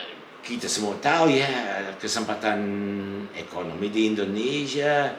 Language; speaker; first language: Indonesian; non-native, fluent; English